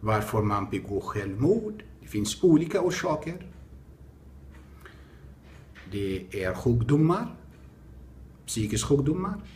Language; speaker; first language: Swedish; non-native, fluent; Arabic